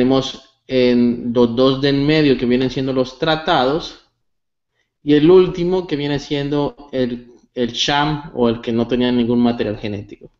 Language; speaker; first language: Spanish; native; Spanish